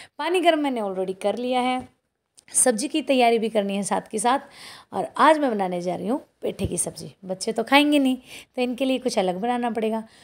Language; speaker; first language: Hindi; native; Hindi